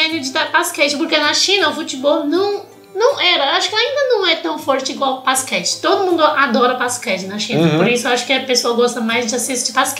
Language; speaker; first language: Portuguese; non-native, fluent; Chinese